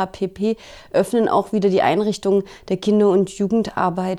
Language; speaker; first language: German; native; German